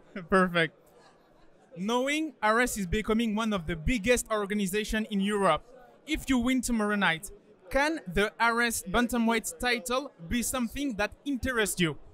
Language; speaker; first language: English; non-native, fluent; French